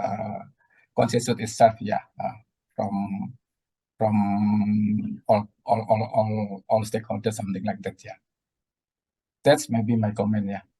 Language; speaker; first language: English; non-native, learner; Indonesian